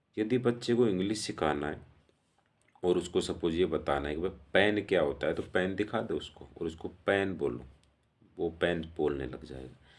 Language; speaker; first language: Hindi; native; Hindi